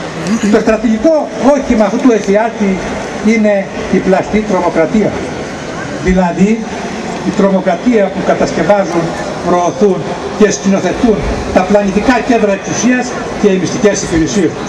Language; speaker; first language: Greek; native; Greek